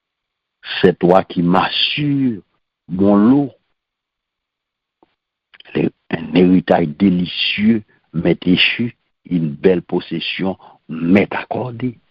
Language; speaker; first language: French; non-native, local second language; Haitian Creole